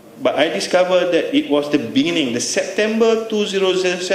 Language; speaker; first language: English; non-native, local second language; Malay